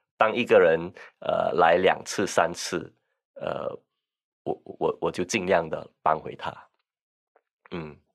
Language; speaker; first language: Chinese; non-native, local second language; Min Nan Chinese